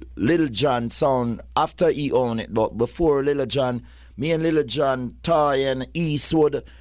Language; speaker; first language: English; non-native, local second language; Jamaican Creole English